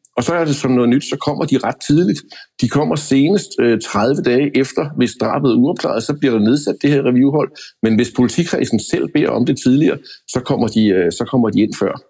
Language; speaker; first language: Danish; native; Danish